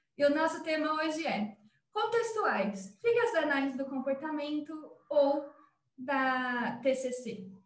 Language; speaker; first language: Portuguese; native; Portuguese